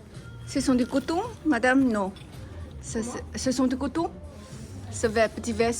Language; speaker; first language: French; non-native, learner; Chinese